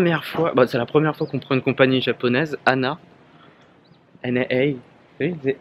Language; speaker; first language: French; native; French